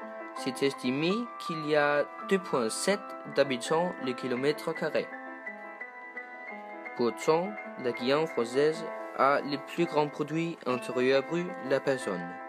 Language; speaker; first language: French; non-native, learner; Danish